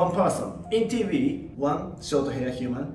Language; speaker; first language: English; non-native, learner; Japanese